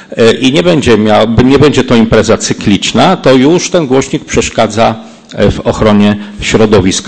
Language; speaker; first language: Polish; native; Polish